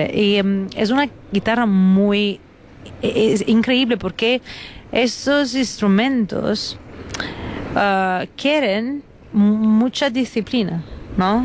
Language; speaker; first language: Spanish; non-native, fluent; Italian